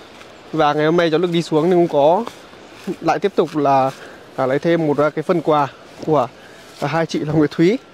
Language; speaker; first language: Vietnamese; native; Vietnamese